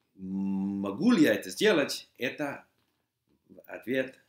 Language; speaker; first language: Russian; non-native, fluent; English